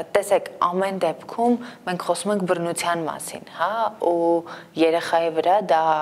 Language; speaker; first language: Armenian; native; Armenian